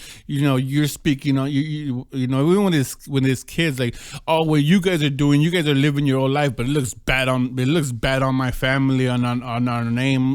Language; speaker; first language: English; native; English